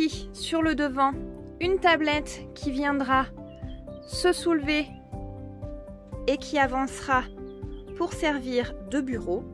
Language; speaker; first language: French; native; French